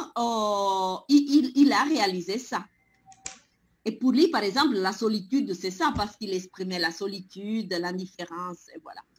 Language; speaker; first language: French; non-native, fluent; Italian